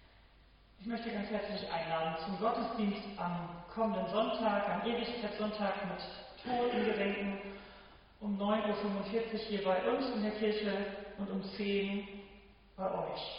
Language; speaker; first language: German; native; German